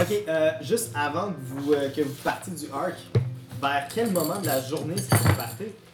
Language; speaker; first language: French; native; French